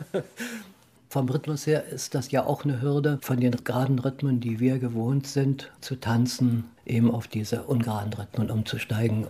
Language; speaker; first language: German; native; German